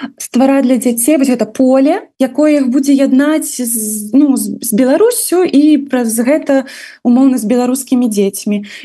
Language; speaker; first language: Belarusian; non-native, local second language; Russian